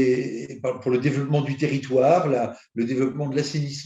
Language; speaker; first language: French; native; French